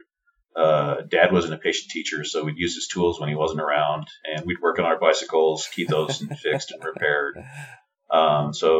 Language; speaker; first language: English; native; English